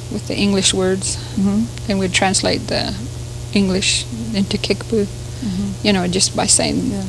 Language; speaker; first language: English; early bilingual, other home language; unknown